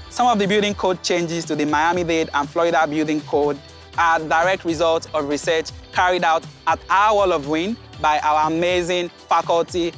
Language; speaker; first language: English; non-native, local second language; Yoruba